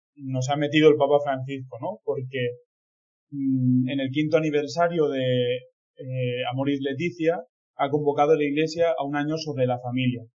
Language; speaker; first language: Spanish; native; Spanish